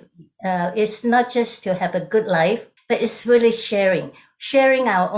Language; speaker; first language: English; non-native, local second language; Cantonese